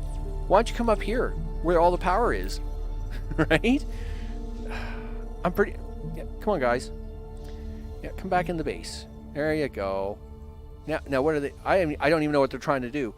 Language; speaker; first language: English; native; English